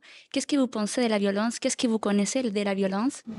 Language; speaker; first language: French; non-native, learner; Spanish